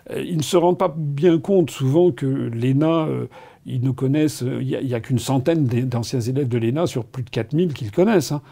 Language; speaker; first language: French; native; French